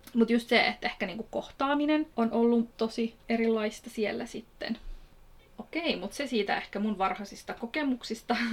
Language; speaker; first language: Finnish; early bilingual, other home language; Kurdish